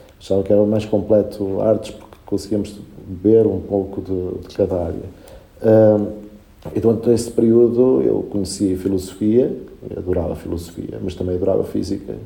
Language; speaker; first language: Portuguese; early bilingual, other home language; Spanish